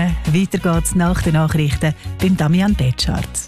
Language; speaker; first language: German; native; German